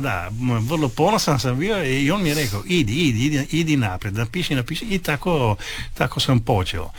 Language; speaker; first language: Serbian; early bilingual, heritage; Italian